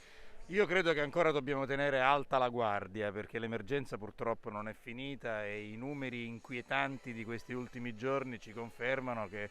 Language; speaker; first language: Italian; native; Italian